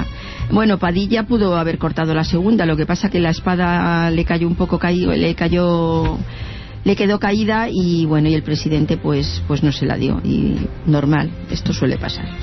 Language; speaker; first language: Spanish; native; Spanish